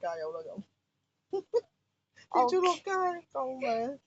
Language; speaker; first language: Chinese; native; Chinese